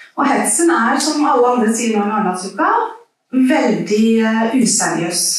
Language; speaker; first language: Norwegian; early bilingual, other home language; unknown